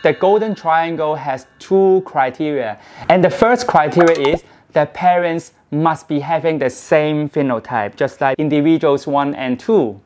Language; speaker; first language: English; non-native, local second language; Cantonese